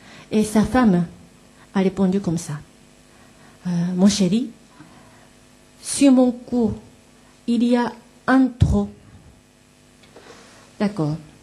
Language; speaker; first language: French; non-native, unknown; Japanese